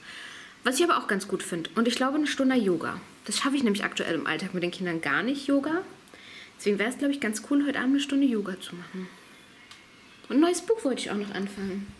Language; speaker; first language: German; native; German